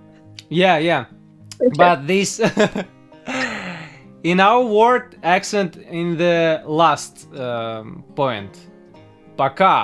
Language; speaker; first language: English; non-native, learner; Russian